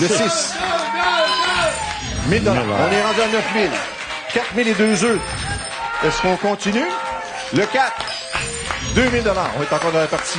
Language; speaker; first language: French; native; French